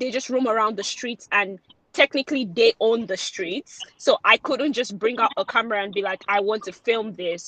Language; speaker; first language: English; non-native, local second language; Yoruba